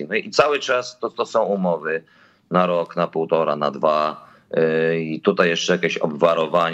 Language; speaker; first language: Polish; native; Polish